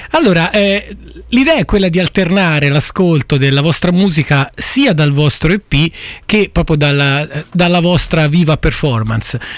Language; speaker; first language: Italian; native; Italian